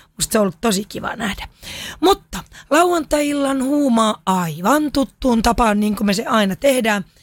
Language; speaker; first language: Finnish; native; Finnish